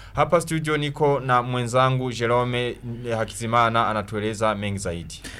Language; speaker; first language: Swahili; non-native, local second language; Rundi